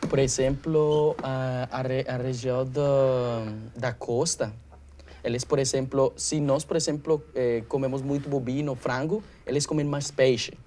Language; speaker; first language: Portuguese; non-native, learner; Spanish